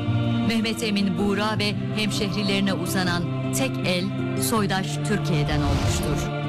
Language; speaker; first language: Turkish; native; Turkish